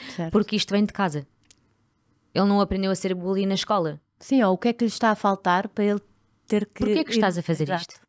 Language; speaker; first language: Portuguese; non-native, local second language; English